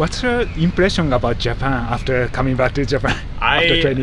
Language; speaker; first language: English; non-native, fluent; Japanese